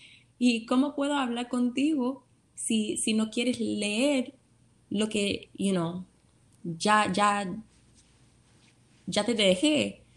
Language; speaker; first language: Spanish; early bilingual, heritage; Spanish